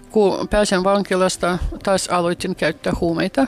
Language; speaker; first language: Finnish; non-native, fluent; Russian